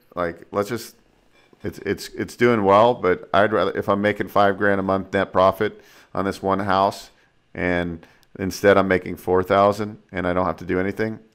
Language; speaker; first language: English; native; English